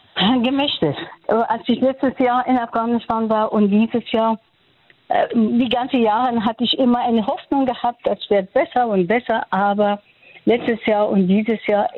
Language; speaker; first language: German; non-native, fluent; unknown